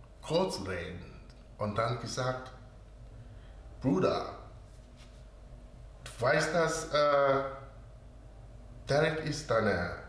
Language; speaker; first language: German; non-native, learner; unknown